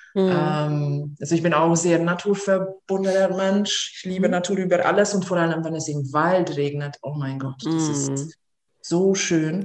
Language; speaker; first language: German; non-native, fluent; Hungarian